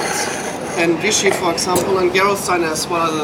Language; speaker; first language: English; non-native, fluent; German